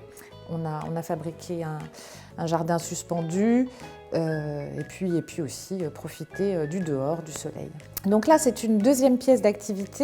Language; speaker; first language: French; native; French